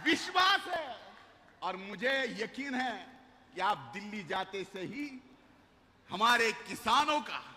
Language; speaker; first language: Hindi; non-native, local second language; Marathi